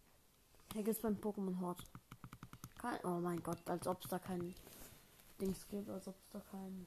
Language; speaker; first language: German; native; German